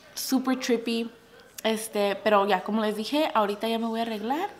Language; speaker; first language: Spanish; early bilingual, heritage; Spanish